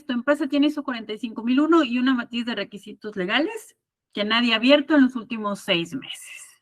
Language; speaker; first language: Spanish; native; Spanish